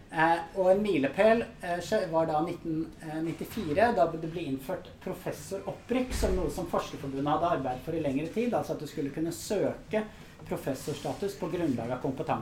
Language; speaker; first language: Norwegian; native; Norwegian